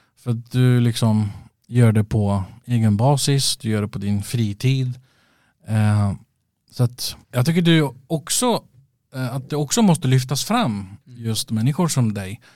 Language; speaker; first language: Swedish; early bilingual, other home language; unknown